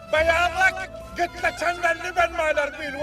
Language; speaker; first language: Arabic; native; Arabic